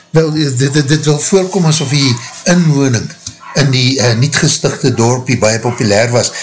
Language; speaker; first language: Afrikaans; native; Afrikaans